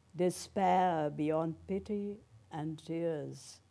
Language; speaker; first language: English; early bilingual, other home language; German